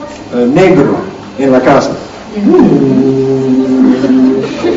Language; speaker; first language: Spanish; non-native, learner; English